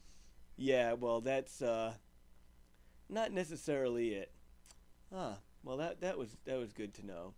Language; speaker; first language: English; native; English